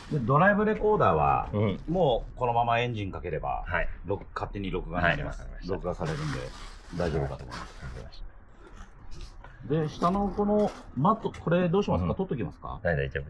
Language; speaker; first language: Japanese; native; Japanese